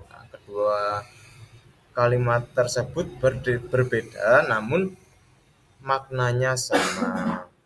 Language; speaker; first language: Indonesian; native; Indonesian